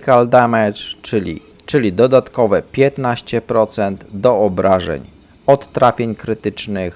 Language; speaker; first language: Polish; native; Polish